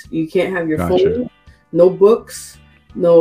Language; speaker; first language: English; native; English